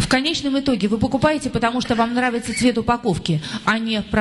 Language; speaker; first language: Russian; native; Russian